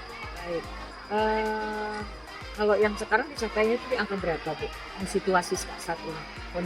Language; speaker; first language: Indonesian; native; Indonesian